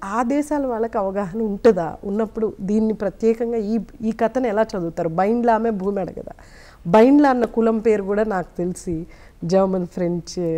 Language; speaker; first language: Telugu; native; Telugu